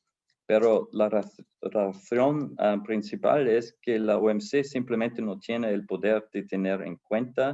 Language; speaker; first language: Spanish; non-native, fluent; German